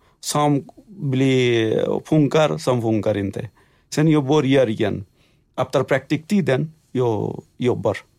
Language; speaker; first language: Swedish; non-native, learner; Bangla